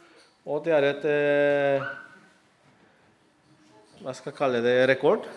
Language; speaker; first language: Norwegian; non-native, fluent; Spanish